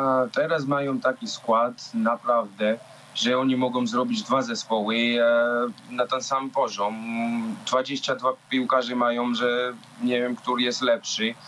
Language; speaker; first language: Polish; non-native, learner; Georgian